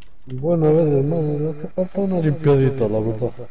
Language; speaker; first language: Spanish; native; Spanish